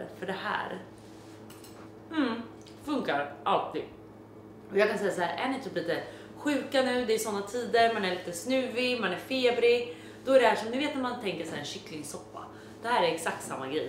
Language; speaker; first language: Swedish; native; Swedish